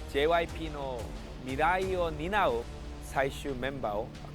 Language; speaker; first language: Japanese; non-native, learner; Korean